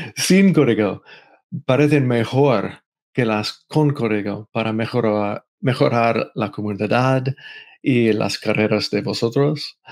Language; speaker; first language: Spanish; non-native, fluent; English